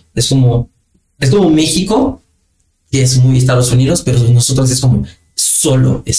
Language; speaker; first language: Spanish; non-native, fluent; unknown